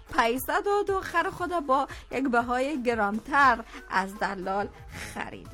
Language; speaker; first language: Persian; native; Persian